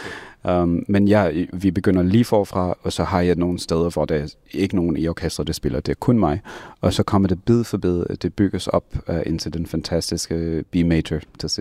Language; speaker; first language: Danish; non-native, fluent; English